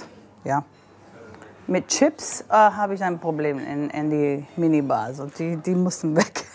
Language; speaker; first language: German; non-native, fluent; English